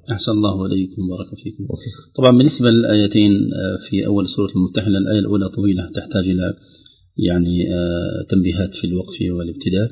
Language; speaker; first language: Arabic; native; Arabic